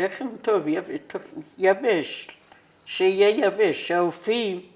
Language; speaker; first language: Hebrew; non-native, fluent; Persian